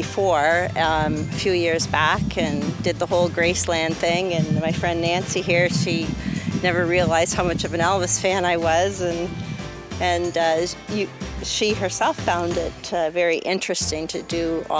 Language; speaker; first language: English; native; English